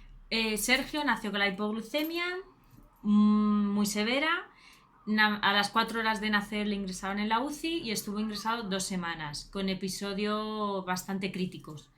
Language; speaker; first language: Spanish; native; Spanish